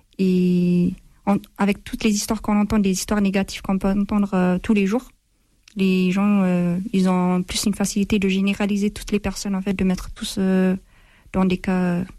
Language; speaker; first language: French; non-native, fluent; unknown